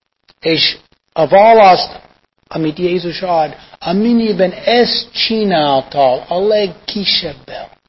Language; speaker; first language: Hungarian; non-native, fluent; English